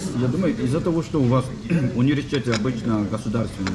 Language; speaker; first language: Russian; non-native, fluent; Korean